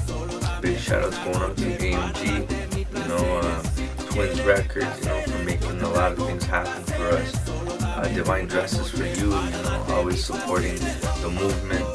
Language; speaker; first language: English; early bilingual, other home language; Spanish